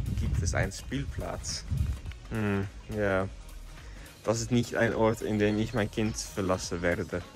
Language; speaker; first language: German; non-native, learner; Dutch